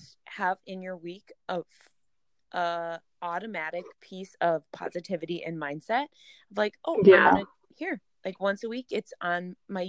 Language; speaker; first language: English; native; English